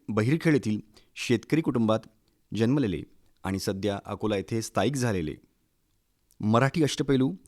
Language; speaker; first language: Marathi; native; Marathi